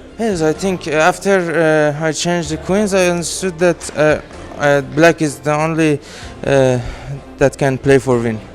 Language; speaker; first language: English; non-native, fluent; Persian